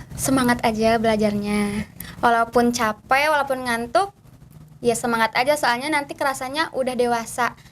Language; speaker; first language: Indonesian; non-native, local second language; Sundanese